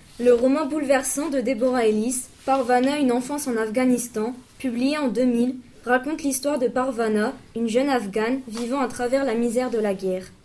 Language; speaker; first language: French; native; French